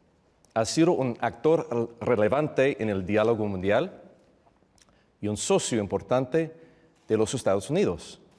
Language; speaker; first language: Spanish; non-native, fluent; English